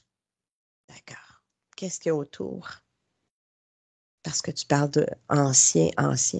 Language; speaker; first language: French; native; French